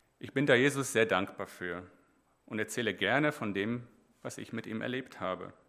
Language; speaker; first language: German; native; German